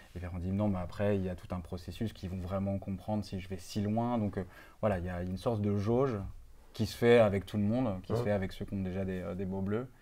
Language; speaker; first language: French; native; French